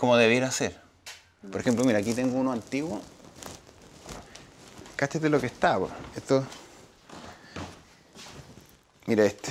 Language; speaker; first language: Spanish; native; Spanish